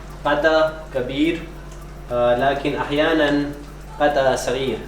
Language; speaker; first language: Arabic; non-native, learner; Urdu